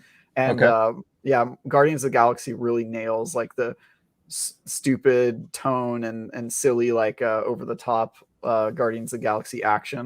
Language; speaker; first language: English; native; English